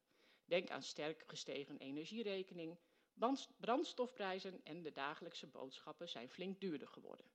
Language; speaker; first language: Dutch; native; Dutch